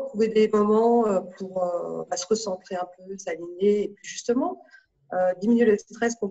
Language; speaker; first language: French; native; French